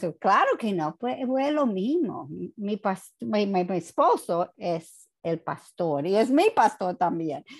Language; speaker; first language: Spanish; non-native, fluent; English